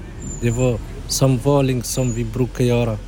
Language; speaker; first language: Swedish; non-native, fluent; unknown